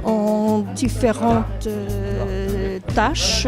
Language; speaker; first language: French; native; French